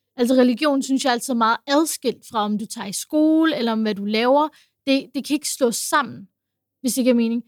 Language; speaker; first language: Danish; early bilingual, other home language; Urdu